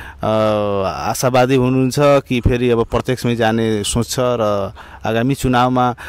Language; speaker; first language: Nepali; non-native, local second language; Bhojpuri